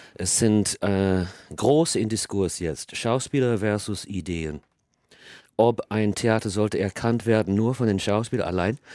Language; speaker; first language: German; non-native, fluent; English